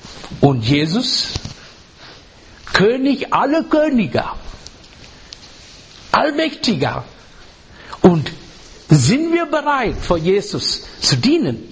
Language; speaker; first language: German; non-native, fluent; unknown